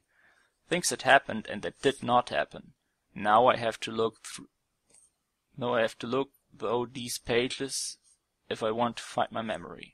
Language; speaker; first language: English; non-native, fluent; German